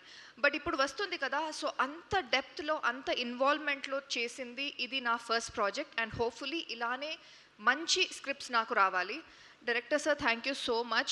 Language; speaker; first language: Telugu; non-native, learner; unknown